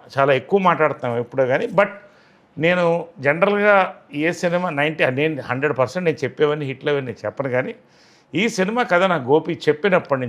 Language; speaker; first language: Telugu; native; Telugu